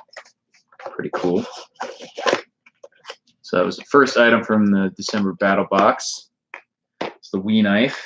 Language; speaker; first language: English; native; English